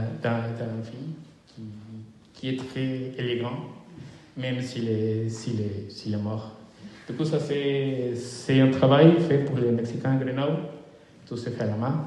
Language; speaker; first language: French; non-native, fluent; Spanish